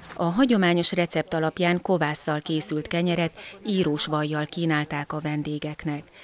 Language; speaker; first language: Hungarian; native; Hungarian